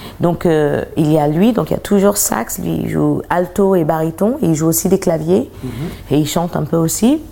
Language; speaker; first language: French; early bilingual, other home language; English